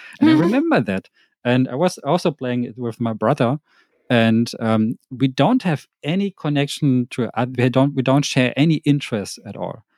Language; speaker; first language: English; non-native, fluent; German